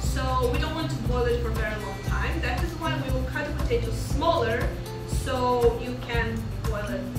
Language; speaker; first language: English; non-native, fluent; Romanian